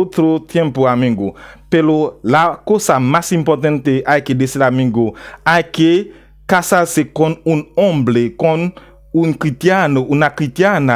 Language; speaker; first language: Spanish; non-native, learner; Haitian Creole